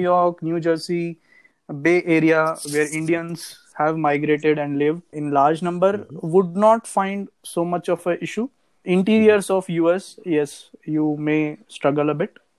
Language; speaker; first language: English; non-native, local second language; Hindi